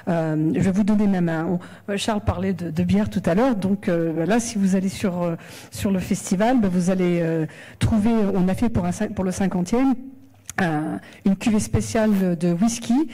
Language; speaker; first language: French; native; French